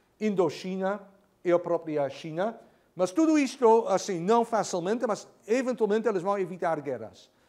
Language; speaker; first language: Portuguese; non-native, fluent; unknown